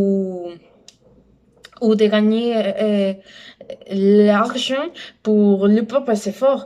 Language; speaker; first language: French; non-native, learner; Spanish